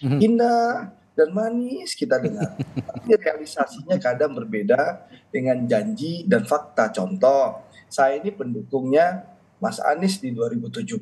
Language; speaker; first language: Indonesian; native; Indonesian